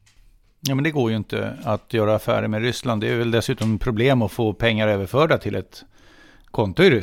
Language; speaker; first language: Swedish; native; Swedish